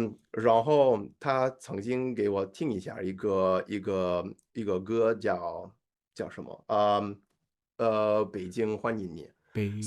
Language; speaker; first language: Chinese; non-native, fluent; English